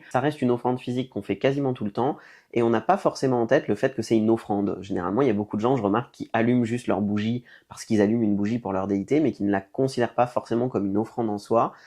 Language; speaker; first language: French; native; French